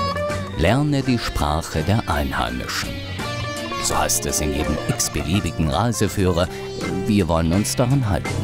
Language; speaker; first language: German; native; German